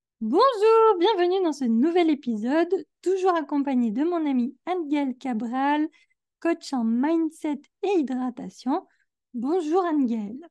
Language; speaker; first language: French; native; French